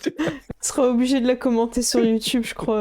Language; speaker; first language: French; native; French